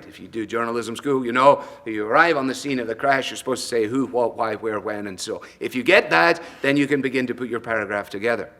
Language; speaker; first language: English; native; English